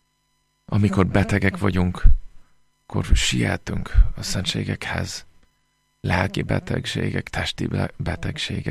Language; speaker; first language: Hungarian; non-native, fluent; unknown